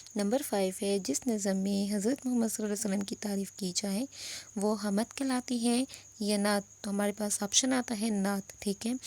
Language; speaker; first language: Urdu; non-native, local second language; Pashto